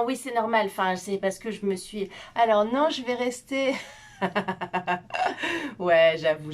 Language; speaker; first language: French; native; French